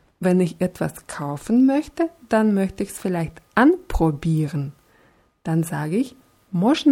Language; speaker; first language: German; non-native, fluent; Russian